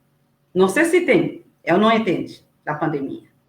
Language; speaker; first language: Portuguese; non-native, learner; Haitian Creole